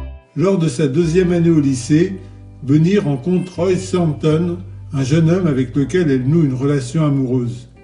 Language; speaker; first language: French; native; French